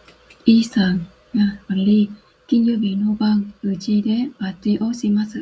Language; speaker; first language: Japanese; non-native, learner; Vietnamese